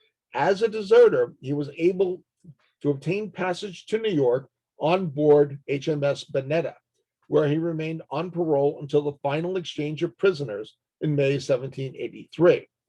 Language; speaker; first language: English; native; English